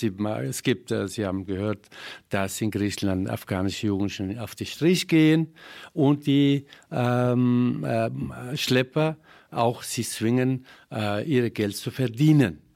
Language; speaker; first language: German; non-native, fluent; Persian